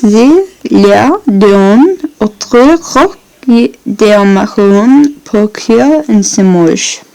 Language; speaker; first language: French; non-native, learner; English